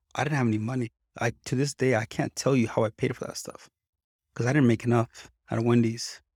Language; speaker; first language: English; early bilingual, other home language; Spanish